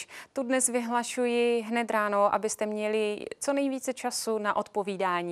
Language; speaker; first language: Czech; native; Czech